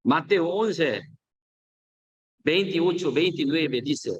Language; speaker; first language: Spanish; non-native, learner; Korean